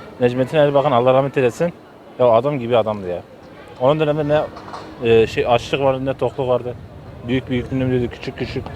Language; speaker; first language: Turkish; native; Turkish